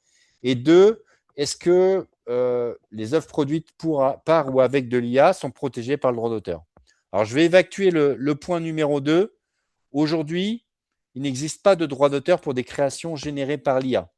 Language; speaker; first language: French; native; French